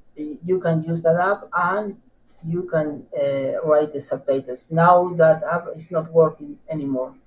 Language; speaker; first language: English; non-native, learner; Spanish